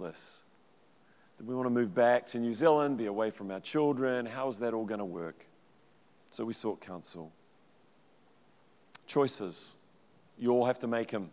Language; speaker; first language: English; native; English